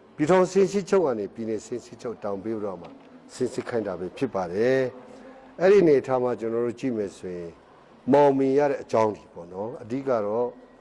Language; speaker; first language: Burmese; non-native, local second language; Hakha Chin